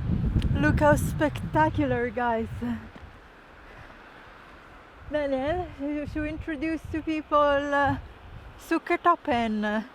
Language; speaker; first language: English; non-native, fluent; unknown